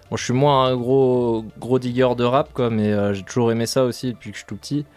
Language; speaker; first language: French; native; French